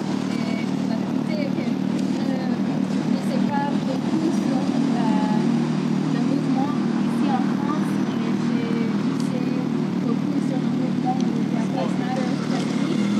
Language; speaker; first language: French; non-native, learner; English